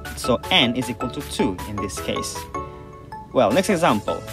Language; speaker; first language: English; non-native, local second language; Malay